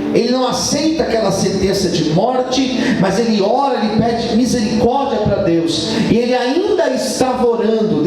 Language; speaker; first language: Portuguese; native; Portuguese